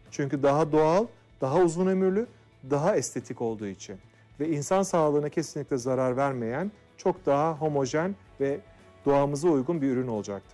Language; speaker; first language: Turkish; native; Turkish